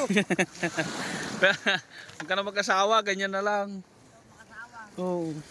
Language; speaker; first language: Filipino; native; Filipino